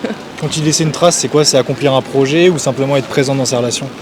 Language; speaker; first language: French; native; French